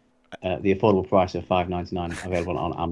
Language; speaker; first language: English; native; English